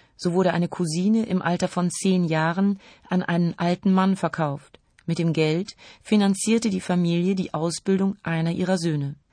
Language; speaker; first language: German; native; German